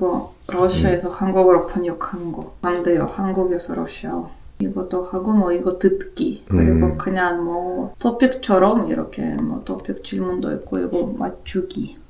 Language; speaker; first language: Korean; non-native, learner; Russian